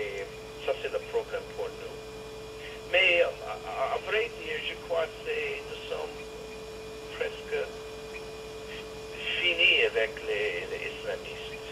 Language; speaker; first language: French; non-native, learner; English